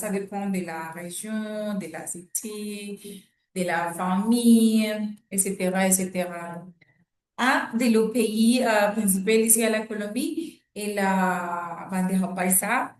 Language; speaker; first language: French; non-native, learner; Spanish